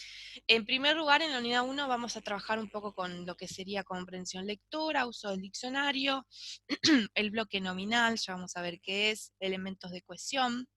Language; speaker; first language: Spanish; native; Spanish